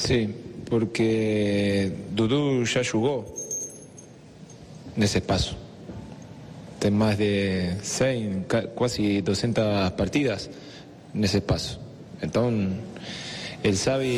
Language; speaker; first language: Portuguese; non-native, fluent; Spanish